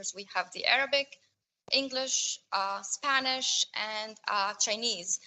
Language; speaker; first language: English; non-native, fluent; Arabic